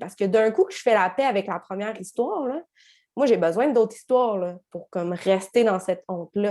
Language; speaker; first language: French; native; French